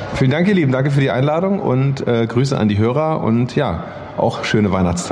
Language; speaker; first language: German; native; German